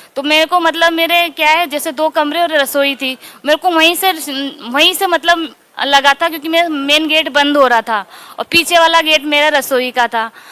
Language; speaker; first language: Hindi; native; Hindi